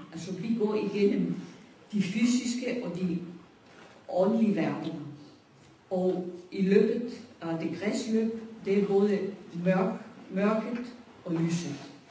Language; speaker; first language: Danish; non-native, fluent; Spanish